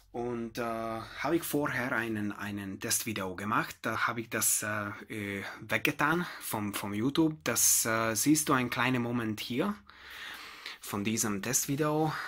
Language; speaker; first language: German; non-native, learner; Hungarian